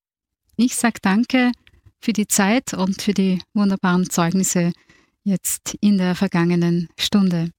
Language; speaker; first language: German; native; German